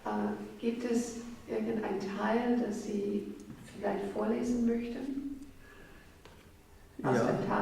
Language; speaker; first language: German; non-native, fluent; English